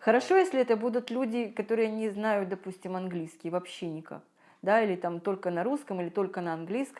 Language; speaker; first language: Russian; native; Russian